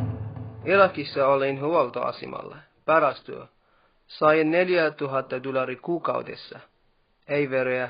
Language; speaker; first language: Finnish; non-native, learner; Arabic